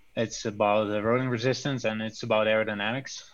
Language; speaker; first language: English; non-native, fluent; Dutch